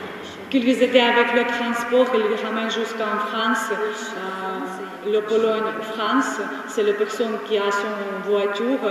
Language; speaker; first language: French; non-native, learner; Ukrainian